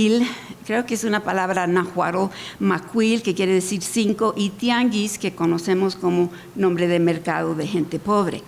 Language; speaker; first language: Spanish; early bilingual, heritage; Spanish